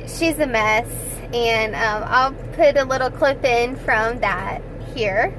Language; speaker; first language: English; native; English